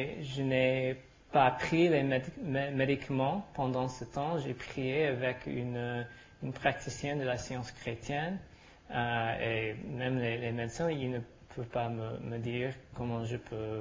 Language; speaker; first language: French; non-native, learner; English